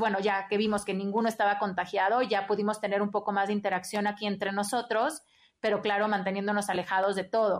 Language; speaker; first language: Spanish; native; Spanish